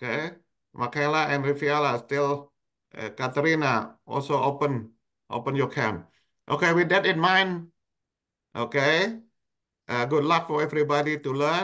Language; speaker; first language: English; non-native, local second language; Indonesian